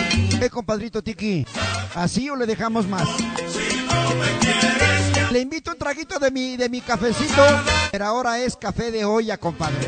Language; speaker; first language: Spanish; native; Spanish